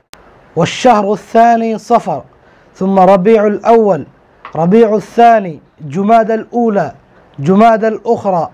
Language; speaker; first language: Arabic; non-native, fluent; Urdu